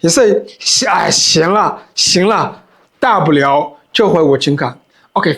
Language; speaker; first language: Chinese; non-native, fluent; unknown